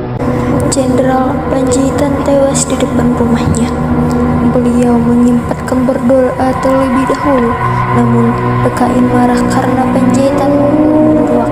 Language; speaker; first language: Indonesian; native; Indonesian